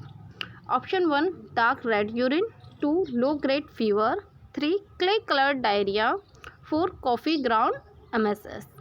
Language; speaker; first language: English; non-native, local second language; Hindi